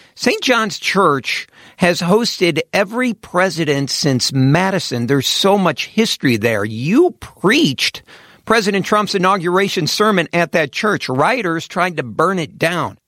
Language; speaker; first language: English; native; English